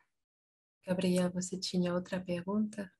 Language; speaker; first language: Portuguese; non-native, fluent; Spanish